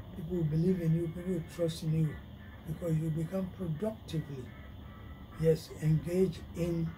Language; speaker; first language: English; non-native, local second language; Yoruba